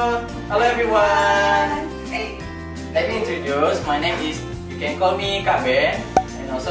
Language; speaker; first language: English; non-native, learner; Indonesian